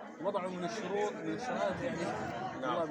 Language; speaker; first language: Arabic; native; Arabic